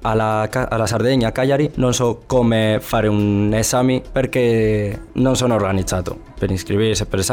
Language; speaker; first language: Italian; non-native, learner; Spanish